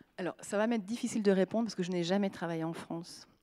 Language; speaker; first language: French; native; French